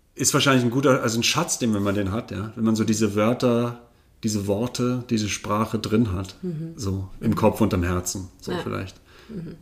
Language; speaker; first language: German; native; German